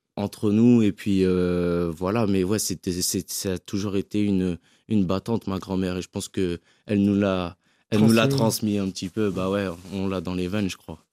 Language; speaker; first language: French; native; French